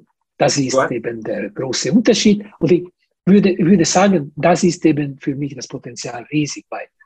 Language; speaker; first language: German; non-native, fluent; Italian